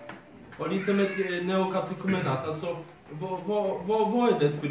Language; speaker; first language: Swedish; non-native, fluent; Polish